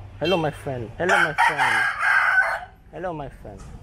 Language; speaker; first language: English; non-native, learner; French